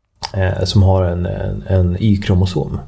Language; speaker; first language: Swedish; native; Swedish